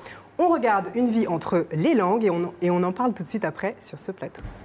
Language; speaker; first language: French; native; French